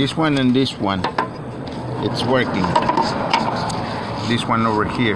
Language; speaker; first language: English; non-native, fluent; Spanish